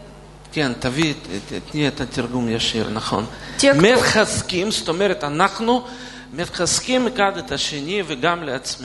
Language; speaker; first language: Hebrew; non-native, fluent; Russian